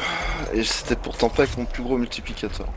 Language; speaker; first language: French; native; French